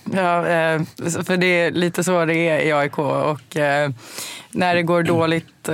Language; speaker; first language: Swedish; native; Swedish